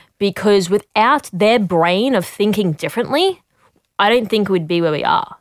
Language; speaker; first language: English; native; English